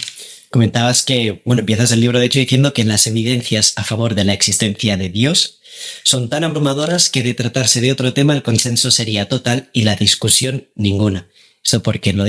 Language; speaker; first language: Spanish; native; Spanish